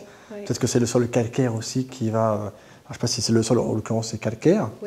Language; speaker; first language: French; native; French